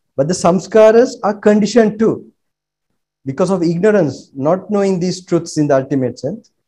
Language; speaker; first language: English; non-native, local second language; Sinhala